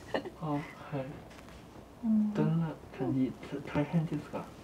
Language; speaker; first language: Japanese; non-native, learner; Chinese